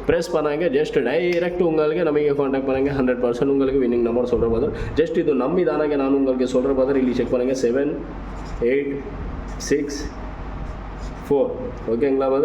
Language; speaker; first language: Tamil; non-native, local second language; Kannada